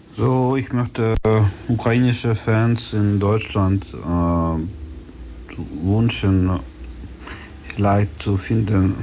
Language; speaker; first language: German; non-native, learner; Ukrainian